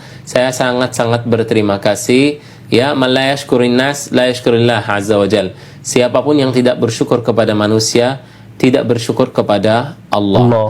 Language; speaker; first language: Indonesian; non-native, fluent; Arabic